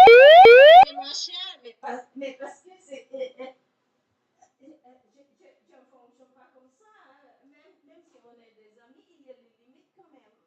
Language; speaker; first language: French; non-native, fluent; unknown